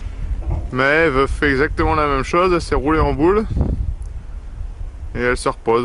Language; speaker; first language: French; native; French